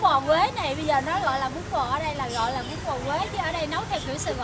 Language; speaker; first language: Vietnamese; non-native, local second language; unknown